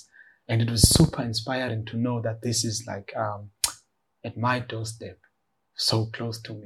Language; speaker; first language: English; non-native, local second language; Xhosa